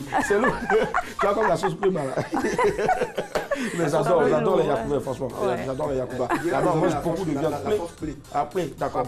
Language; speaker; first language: French; native; French